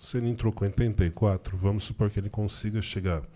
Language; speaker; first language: Portuguese; native; Portuguese